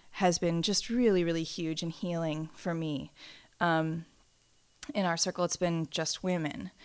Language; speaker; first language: English; native; English